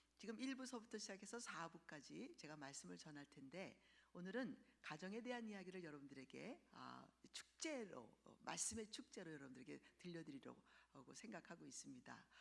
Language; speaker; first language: Korean; early bilingual, heritage; Korean